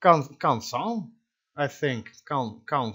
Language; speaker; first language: Portuguese; non-native, learner; Dutch